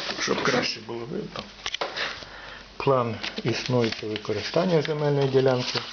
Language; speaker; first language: Ukrainian; native; Ukrainian